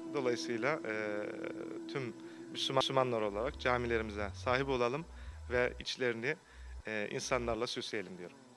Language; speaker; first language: Turkish; early bilingual, heritage; Turkish